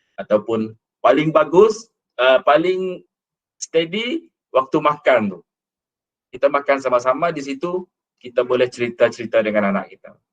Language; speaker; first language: Malay; non-native, local second language; Iban